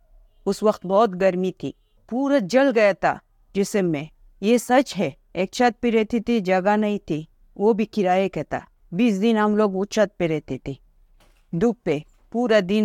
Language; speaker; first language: Hindi; non-native, learner; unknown